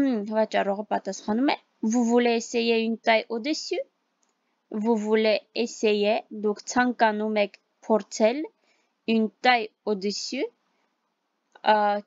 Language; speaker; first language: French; non-native, fluent; Armenian